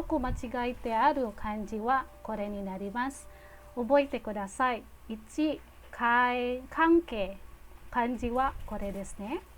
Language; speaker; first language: Japanese; non-native, fluent; Filipino